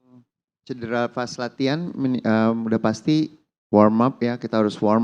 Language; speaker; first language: Indonesian; native; Indonesian